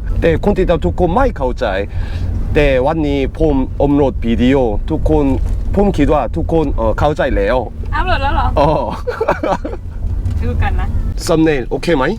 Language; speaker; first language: Thai; non-native, learner; Korean